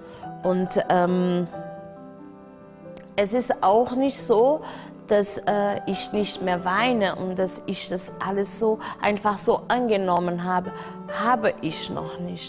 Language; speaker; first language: German; non-native, fluent; Portuguese